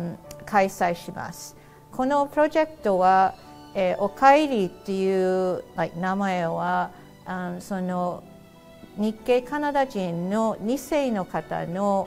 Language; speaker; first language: Japanese; early bilingual, heritage; Japanese